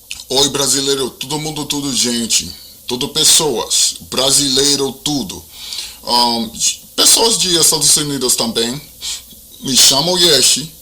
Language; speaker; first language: Portuguese; non-native, learner; English